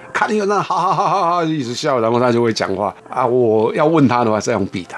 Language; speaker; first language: Chinese; non-native, local second language; Min Nan Chinese